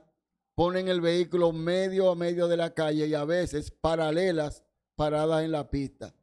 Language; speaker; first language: Spanish; native; Spanish